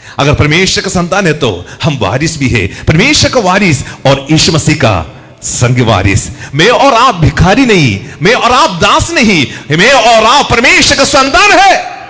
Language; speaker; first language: Hindi; non-native, local second language; Malayalam